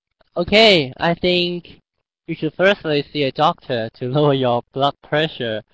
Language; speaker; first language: English; non-native, learner; Cantonese